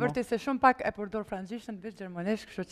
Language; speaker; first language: Albanian; early bilingual, heritage; Spanish